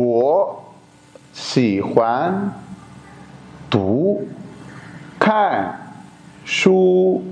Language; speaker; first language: Chinese; non-native, fluent; Urdu